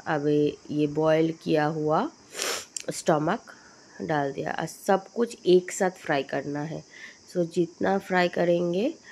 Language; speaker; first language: Hindi; non-native, local second language; Bangla